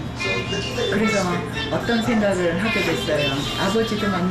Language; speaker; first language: Korean; native; Korean